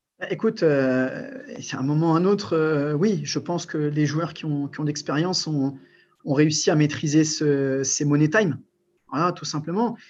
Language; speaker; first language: French; early bilingual, other home language; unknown